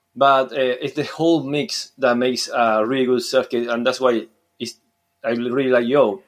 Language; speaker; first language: English; non-native, fluent; Spanish